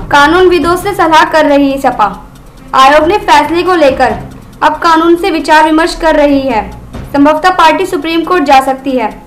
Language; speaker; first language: Hindi; native; Hindi